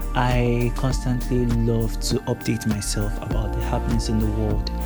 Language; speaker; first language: English; non-native, local second language; Yoruba